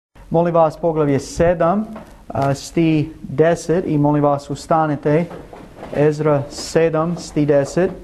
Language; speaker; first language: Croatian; non-native, learner; English